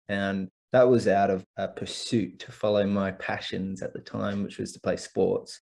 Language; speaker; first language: English; native; English